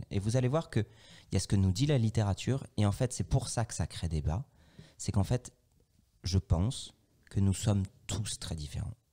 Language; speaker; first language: French; native; French